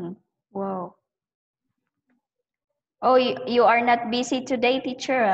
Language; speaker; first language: English; non-native, learner; Thai